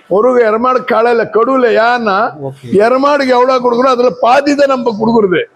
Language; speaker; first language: Tamil; non-native, local second language; Telugu